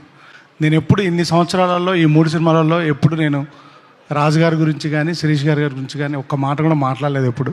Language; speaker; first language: Telugu; native; Telugu